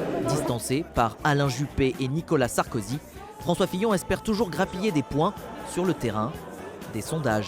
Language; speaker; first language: French; native; French